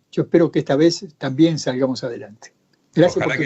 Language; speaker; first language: Spanish; native; Spanish